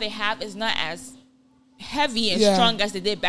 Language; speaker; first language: English; non-native, local second language; Yoruba